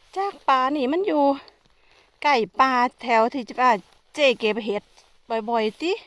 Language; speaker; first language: Thai; non-native, local second language; Khmer